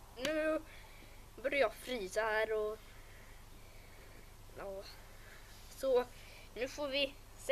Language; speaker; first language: Swedish; native; Swedish